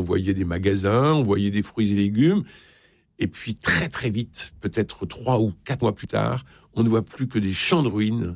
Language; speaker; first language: French; native; French